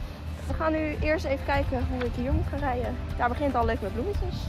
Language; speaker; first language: Dutch; native; Dutch